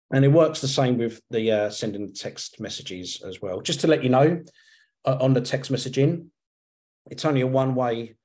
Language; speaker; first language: English; native; English